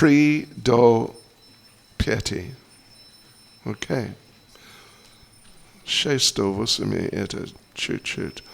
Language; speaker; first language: Russian; non-native, learner; English